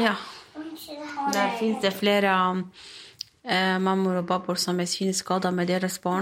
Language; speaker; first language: Swedish; non-native, learner; Arabic